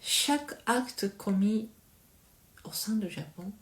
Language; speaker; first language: French; non-native, learner; Japanese